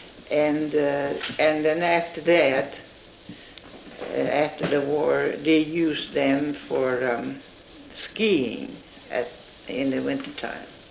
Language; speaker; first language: English; non-native, fluent; Swedish